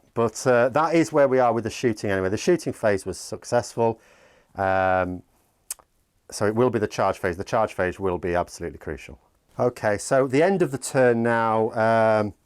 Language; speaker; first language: English; native; English